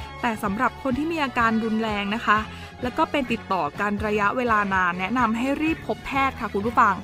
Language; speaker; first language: Thai; native; Thai